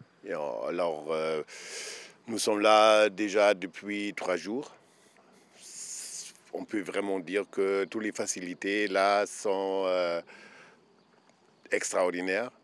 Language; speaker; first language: French; non-native, fluent; German